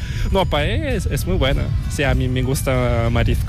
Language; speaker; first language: Spanish; non-native, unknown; Korean